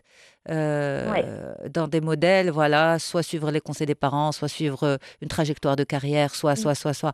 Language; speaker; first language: French; non-native, local second language; Arabic